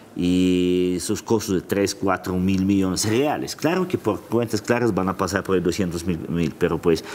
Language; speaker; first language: Spanish; non-native, fluent; Russian